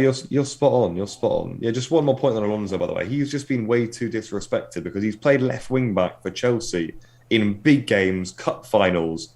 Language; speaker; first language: English; native; English